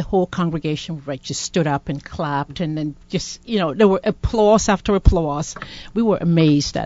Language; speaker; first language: English; non-native, local second language; Akan